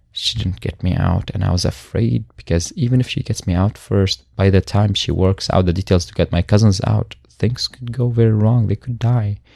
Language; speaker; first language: English; non-native, fluent; Arabic